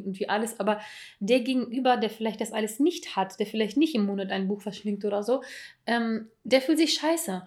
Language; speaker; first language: German; early bilingual, other home language; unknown